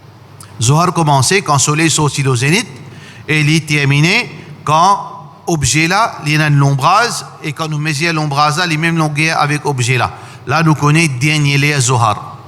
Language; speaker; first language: French; non-native, learner; Morisyen